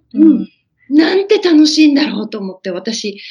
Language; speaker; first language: Japanese; native; Japanese